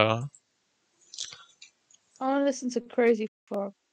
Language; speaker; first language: English; native; English